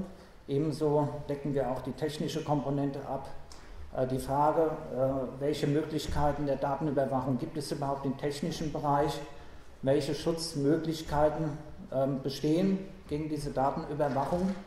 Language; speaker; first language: German; native; German